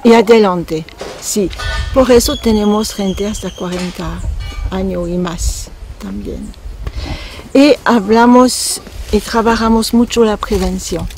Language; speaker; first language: Spanish; non-native, fluent; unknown